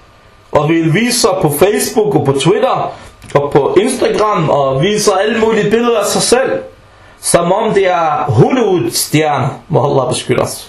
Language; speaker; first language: Danish; early bilingual, other home language; Arabic